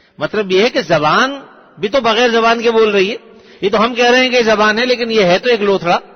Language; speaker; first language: Urdu; native; Urdu